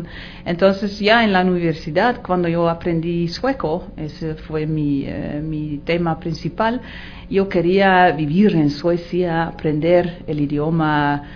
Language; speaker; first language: Spanish; non-native, fluent; Dutch